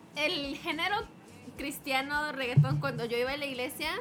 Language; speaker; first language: Spanish; early bilingual, heritage; Spanish